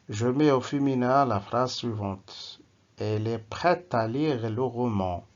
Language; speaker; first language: French; non-native, local second language; Arabic